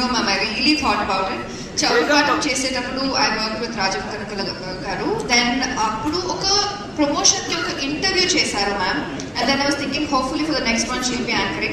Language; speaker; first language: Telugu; non-native, fluent; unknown